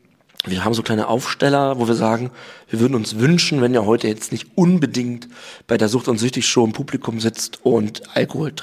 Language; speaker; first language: German; native; German